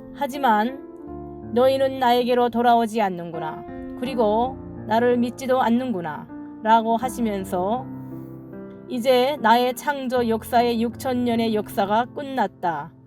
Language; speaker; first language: Korean; native; Korean